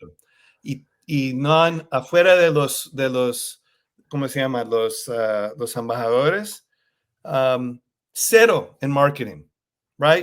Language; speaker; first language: Spanish; early bilingual, heritage; Spanish